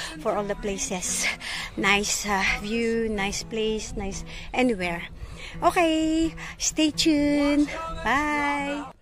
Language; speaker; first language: English; non-native, learner; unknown